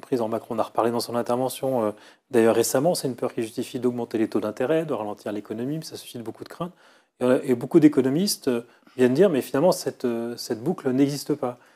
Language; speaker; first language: French; native; French